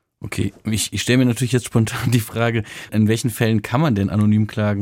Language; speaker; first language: German; native; German